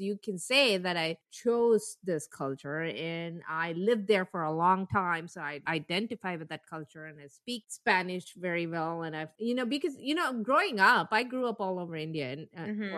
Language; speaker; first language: English; non-native, local second language; Tamil